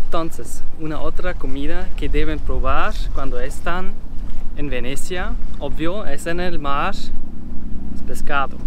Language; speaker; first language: Spanish; non-native, learner; German